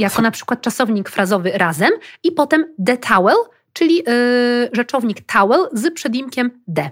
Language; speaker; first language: Polish; early bilingual, heritage; Polish